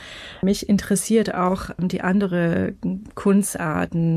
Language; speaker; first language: German; non-native, fluent; Persian